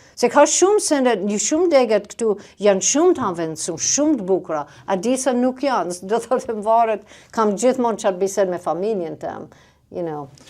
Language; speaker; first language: Albanian; non-native, fluent; English